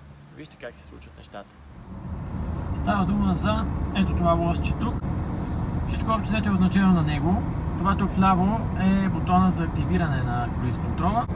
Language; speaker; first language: Bulgarian; native; Bulgarian